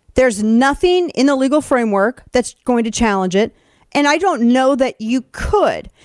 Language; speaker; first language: English; native; English